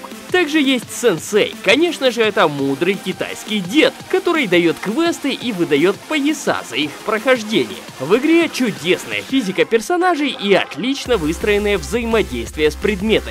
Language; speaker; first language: Russian; native; Russian